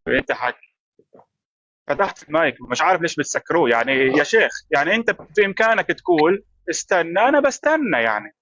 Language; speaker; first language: Arabic; native; Arabic